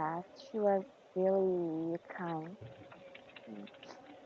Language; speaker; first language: English; non-native, learner; Korean